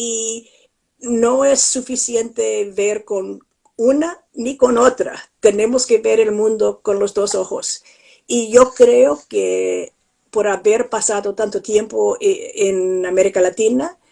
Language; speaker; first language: Spanish; non-native, fluent; English